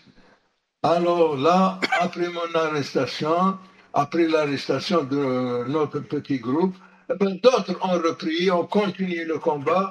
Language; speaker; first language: French; non-native, local second language; Arabic